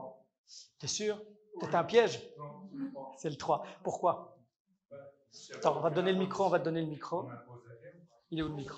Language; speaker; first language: French; native; French